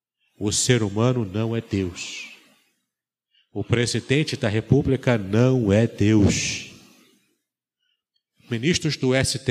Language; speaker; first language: Portuguese; native; Portuguese